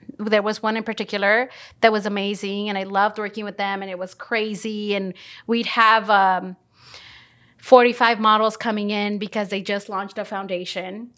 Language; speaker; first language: English; early bilingual, other home language; Spanish